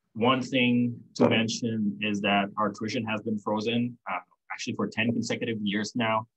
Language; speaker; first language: English; non-native, local second language; Filipino